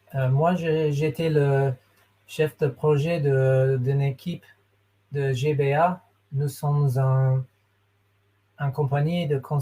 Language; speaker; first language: French; non-native, fluent; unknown